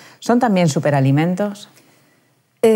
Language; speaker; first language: Spanish; native; Spanish